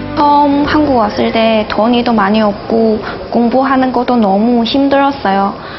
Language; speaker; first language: Korean; non-native, fluent; Chinese